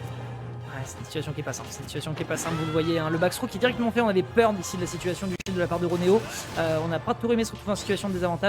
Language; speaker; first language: French; native; French